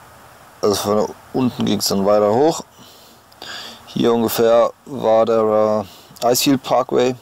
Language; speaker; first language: German; native; German